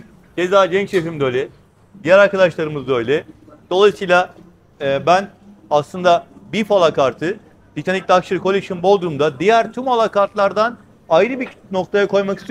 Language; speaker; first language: Turkish; native; Turkish